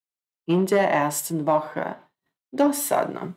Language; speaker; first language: German; non-native, fluent; Croatian